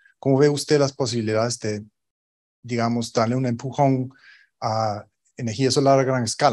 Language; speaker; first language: Spanish; non-native, fluent; German